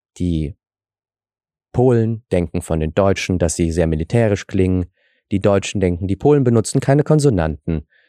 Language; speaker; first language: German; early bilingual, other home language; Russian